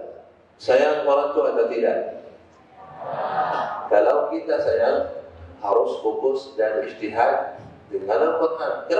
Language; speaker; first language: Indonesian; non-native, fluent; Arabic